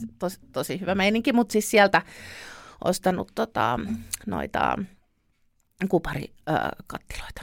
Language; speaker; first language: Finnish; early bilingual, other home language; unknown